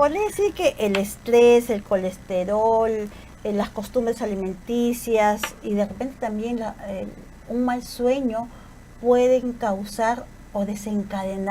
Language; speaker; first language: Spanish; native; Spanish